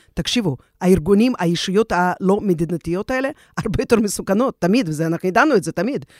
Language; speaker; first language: Hebrew; non-native, fluent; Russian